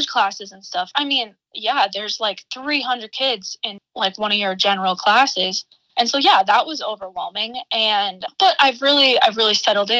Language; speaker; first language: English; native; English